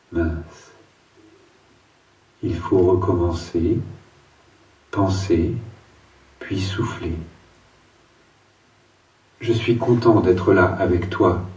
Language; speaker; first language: French; native; French